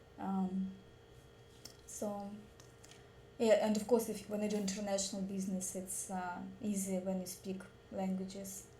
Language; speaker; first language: English; non-native, learner; Russian